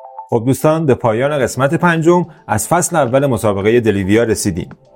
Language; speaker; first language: Persian; native; Persian